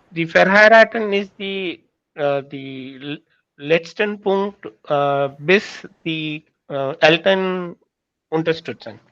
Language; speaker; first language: German; non-native, learner; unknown